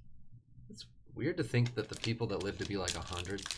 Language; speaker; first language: English; native; English